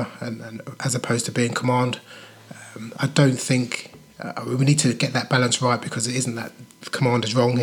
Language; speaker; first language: English; native; English